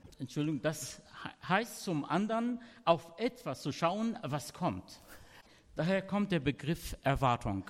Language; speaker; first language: German; non-native, fluent; Arabic